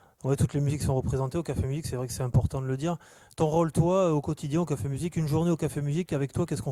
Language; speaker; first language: French; native; French